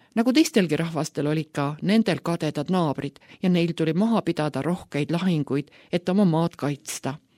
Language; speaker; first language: Estonian; native; Estonian